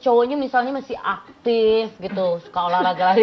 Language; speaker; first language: Indonesian; native; Indonesian